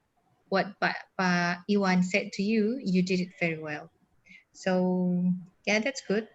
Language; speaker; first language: English; non-native, fluent; Indonesian